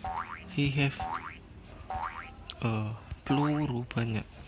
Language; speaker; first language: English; non-native, learner; Indonesian